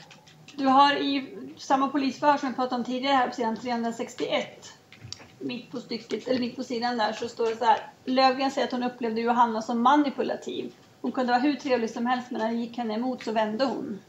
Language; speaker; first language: Swedish; native; Swedish